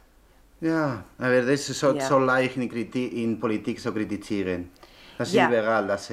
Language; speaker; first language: German; non-native, learner; Spanish